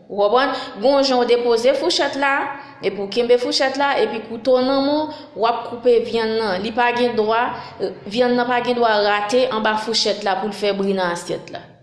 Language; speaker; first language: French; non-native, local second language; Haitian Creole